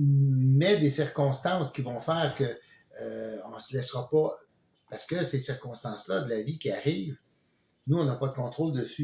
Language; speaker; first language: French; native; French